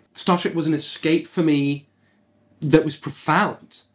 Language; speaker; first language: English; native; English